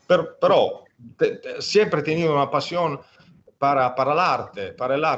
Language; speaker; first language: Spanish; non-native, fluent; Italian